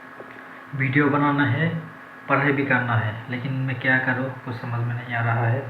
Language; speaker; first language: Hindi; non-native, learner; Bangla